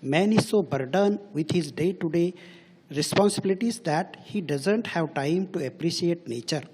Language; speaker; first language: English; non-native, local second language; Marathi